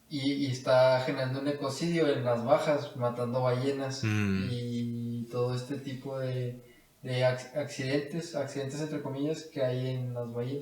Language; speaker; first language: Spanish; native; Spanish